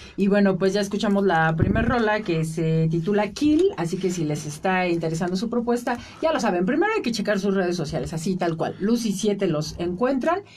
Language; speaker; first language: Spanish; native; Spanish